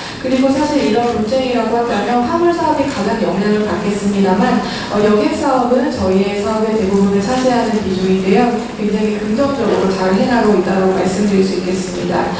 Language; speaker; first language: Korean; native; Korean